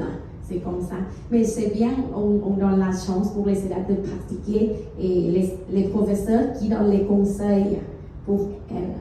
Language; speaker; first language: French; non-native, fluent; Thai